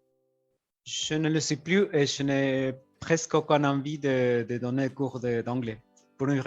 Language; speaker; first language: French; non-native, fluent; Spanish